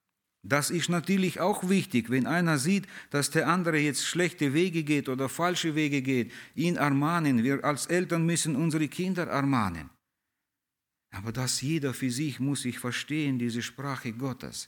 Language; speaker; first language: German; early bilingual, heritage; German